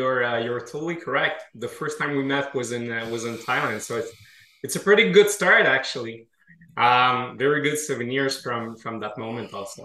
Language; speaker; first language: English; non-native, fluent; French